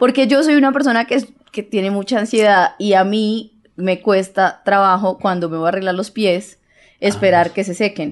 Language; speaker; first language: Spanish; native; Spanish